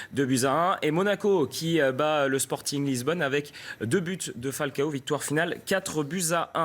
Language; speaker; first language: French; native; French